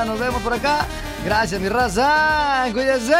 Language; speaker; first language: Spanish; native; Spanish